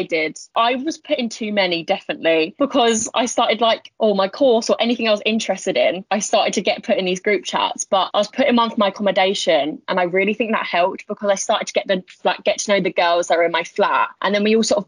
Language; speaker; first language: English; native; English